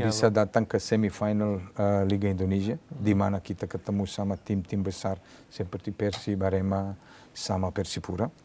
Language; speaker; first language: Indonesian; non-native, learner; Serbian